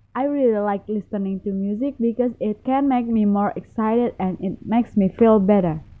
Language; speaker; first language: English; non-native, learner; Indonesian